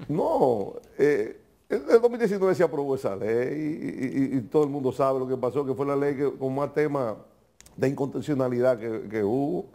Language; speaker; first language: Spanish; native; Spanish